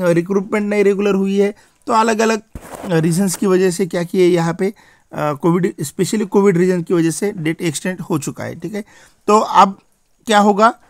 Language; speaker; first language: Hindi; non-native, local second language; Marathi